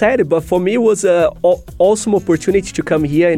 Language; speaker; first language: English; non-native, fluent; Portuguese